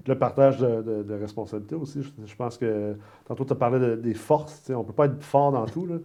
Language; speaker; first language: French; native; French